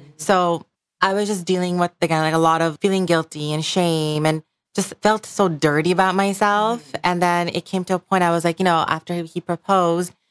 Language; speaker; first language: English; early bilingual, other home language; Bangla